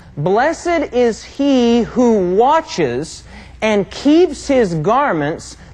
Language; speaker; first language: English; native; English